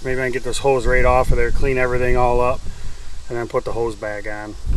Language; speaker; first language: English; native; English